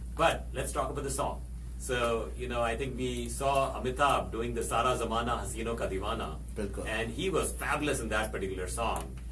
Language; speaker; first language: English; non-native, local second language; Hindi